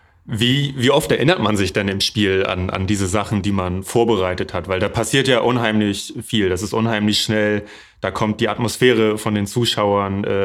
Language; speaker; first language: German; native; German